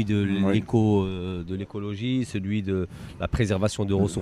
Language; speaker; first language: French; non-native, local second language; Arabic